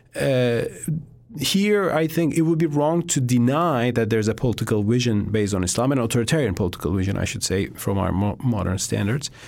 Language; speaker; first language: English; non-native, fluent; Turkish